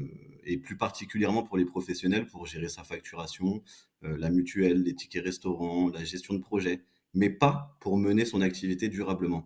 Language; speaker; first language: French; native; French